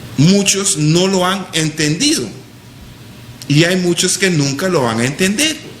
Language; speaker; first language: Spanish; non-native, local second language; English